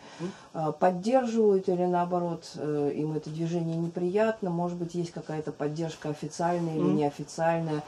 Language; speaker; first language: Russian; native; Russian